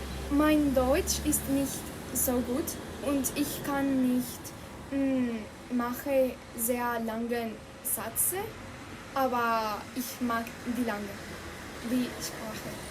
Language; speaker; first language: German; non-native, learner; Spanish